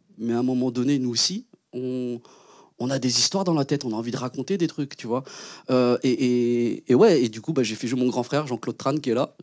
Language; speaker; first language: French; early bilingual, other home language; Vietnamese